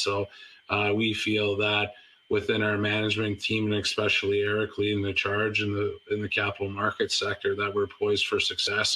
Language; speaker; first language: English; native; English